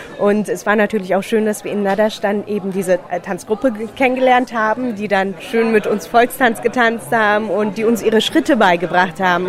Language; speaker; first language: German; early bilingual, other home language; Turkish